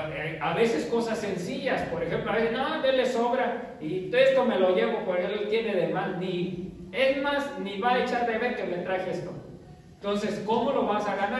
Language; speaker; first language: Spanish; native; Spanish